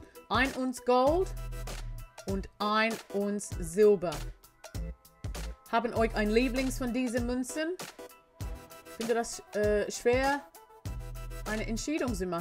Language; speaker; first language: German; non-native, learner; English